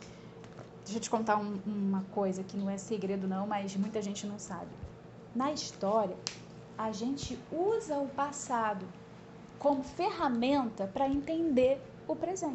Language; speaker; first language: Portuguese; native; Portuguese